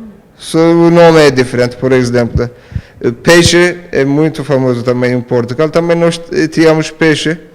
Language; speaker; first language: Portuguese; non-native, fluent; Turkish